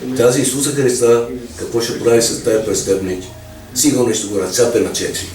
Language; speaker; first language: Bulgarian; non-native, fluent; Persian